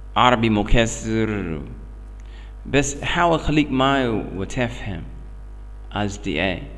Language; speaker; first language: Arabic; non-native, learner; English